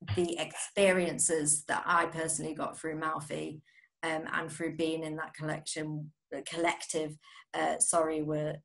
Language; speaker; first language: English; native; English